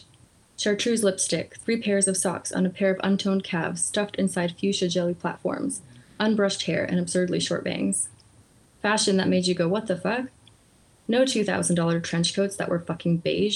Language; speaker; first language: English; early bilingual, other home language; Polish